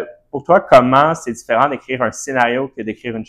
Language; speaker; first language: French; native; French